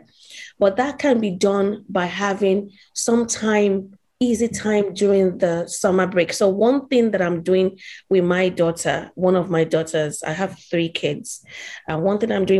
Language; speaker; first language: English; non-native, local second language; Yoruba